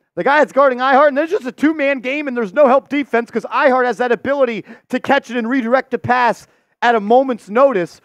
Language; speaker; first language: English; native; English